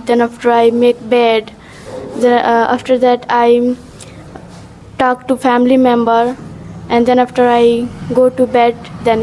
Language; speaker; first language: English; non-native, learner; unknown